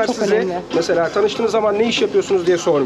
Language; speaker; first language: Turkish; native; Turkish